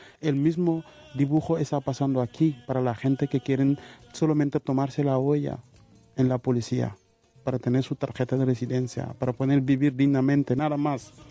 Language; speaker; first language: Spanish; non-native, fluent; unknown